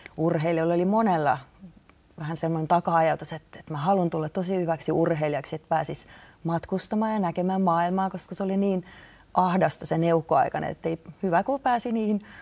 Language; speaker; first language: Finnish; non-native, fluent; Estonian